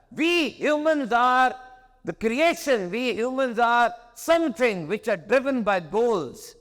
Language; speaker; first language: English; non-native, local second language; Urdu